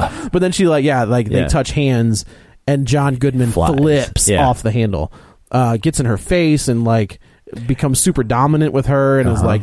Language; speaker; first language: English; native; English